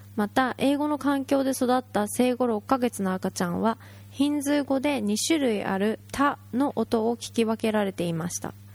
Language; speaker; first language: Japanese; native; Japanese